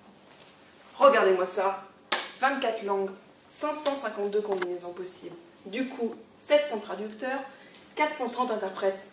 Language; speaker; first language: French; native; French